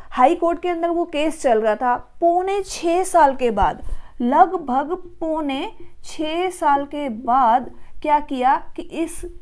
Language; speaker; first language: Hindi; native; Hindi